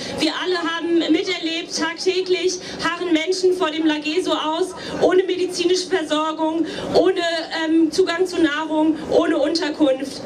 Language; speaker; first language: German; native; German